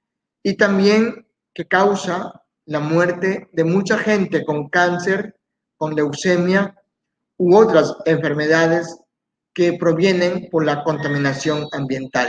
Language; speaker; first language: Spanish; native; Spanish